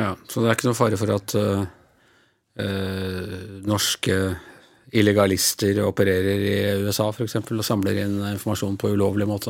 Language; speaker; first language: Norwegian; native; Norwegian